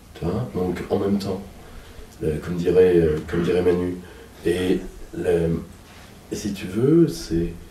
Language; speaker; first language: French; native; French